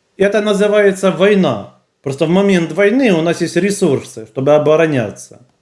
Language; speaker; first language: Russian; native; Russian